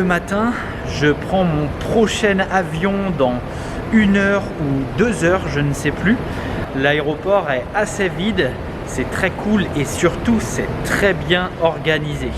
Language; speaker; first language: French; native; French